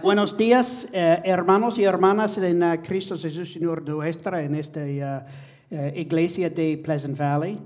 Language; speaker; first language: Spanish; non-native, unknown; English